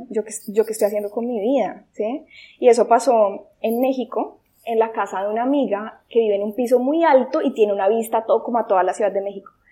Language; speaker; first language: Spanish; native; Spanish